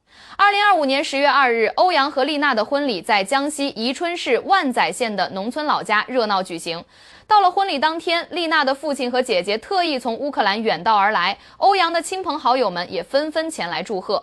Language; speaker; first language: Chinese; native; Chinese